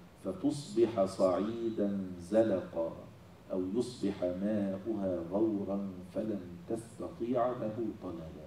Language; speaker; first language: Arabic; native; Arabic